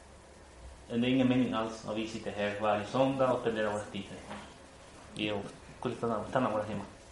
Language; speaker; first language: Swedish; non-native, fluent; Spanish